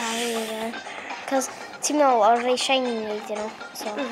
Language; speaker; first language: Welsh; native; Welsh